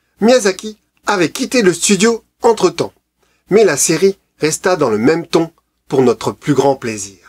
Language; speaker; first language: French; native; French